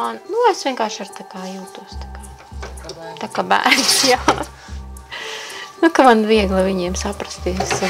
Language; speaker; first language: Latvian; native; Latvian